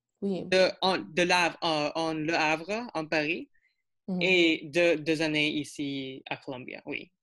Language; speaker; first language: French; non-native, learner; English